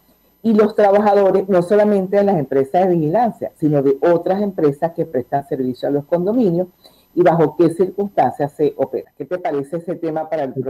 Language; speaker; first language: Spanish; native; Spanish